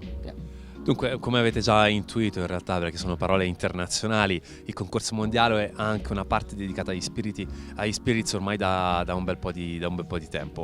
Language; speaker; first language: Italian; native; Italian